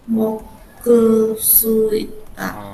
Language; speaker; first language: Korean; non-native, learner; Indonesian